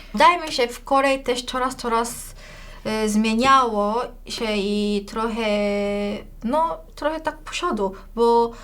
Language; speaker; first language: Polish; non-native, fluent; Korean